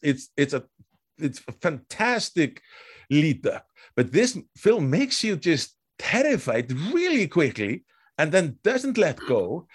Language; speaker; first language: English; non-native, fluent; Icelandic